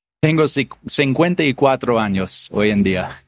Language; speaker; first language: Spanish; non-native, learner; English